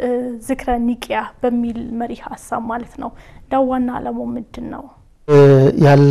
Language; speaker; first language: Amharic; native; Amharic